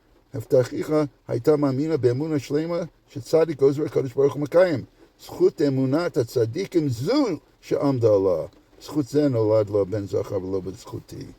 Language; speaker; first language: Hebrew; non-native, fluent; English